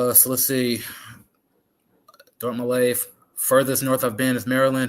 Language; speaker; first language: English; native; English